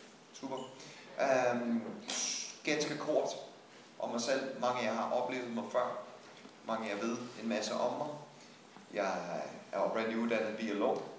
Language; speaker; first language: Danish; non-native, fluent; English